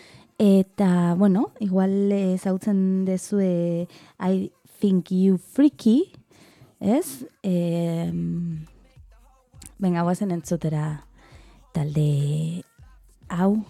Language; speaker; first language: Basque; non-native, learner; Spanish